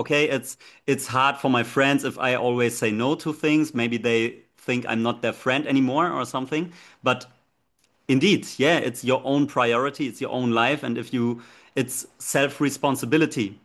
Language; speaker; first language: English; non-native, fluent; German